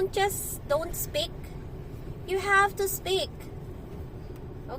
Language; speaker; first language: English; non-native, local second language; Filipino